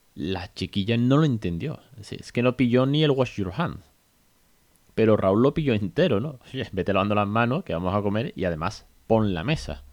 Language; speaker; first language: Spanish; native; Spanish